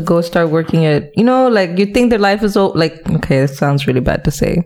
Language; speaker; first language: English; non-native, local second language; Tamil